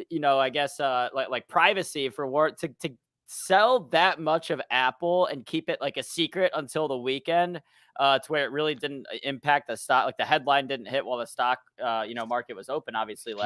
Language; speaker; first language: English; native; English